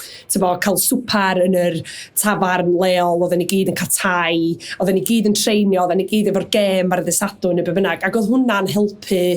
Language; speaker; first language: Welsh; native; Welsh